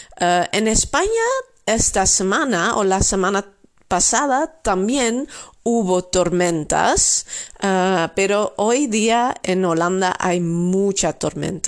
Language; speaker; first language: Spanish; non-native, fluent; Dutch